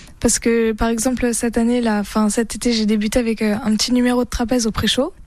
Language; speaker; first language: French; native; French